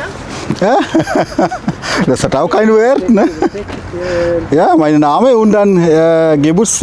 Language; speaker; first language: German; non-native, learner; Sinhala